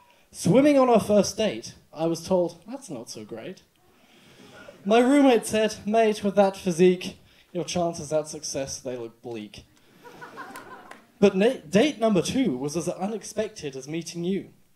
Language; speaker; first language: English; native; English